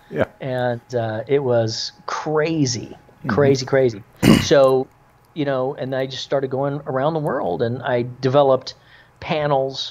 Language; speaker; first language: English; native; English